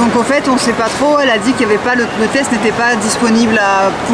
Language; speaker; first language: French; native; French